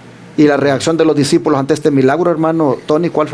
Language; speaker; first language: Spanish; native; Spanish